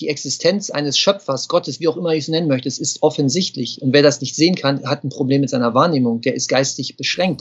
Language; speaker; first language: German; native; German